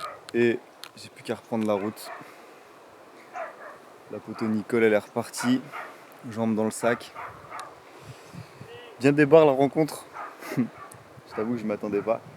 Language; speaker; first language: French; native; French